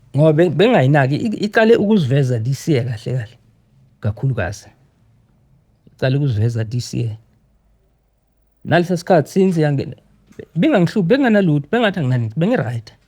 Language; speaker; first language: Zulu; native; Zulu